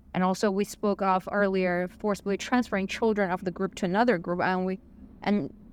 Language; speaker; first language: English; non-native, fluent; Chinese